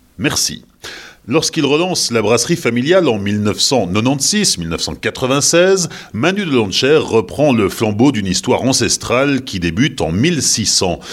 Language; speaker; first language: French; native; French